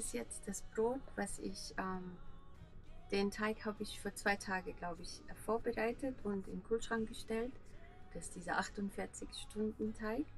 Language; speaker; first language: German; non-native, fluent; Arabic